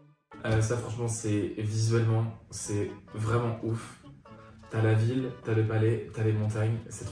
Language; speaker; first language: French; native; French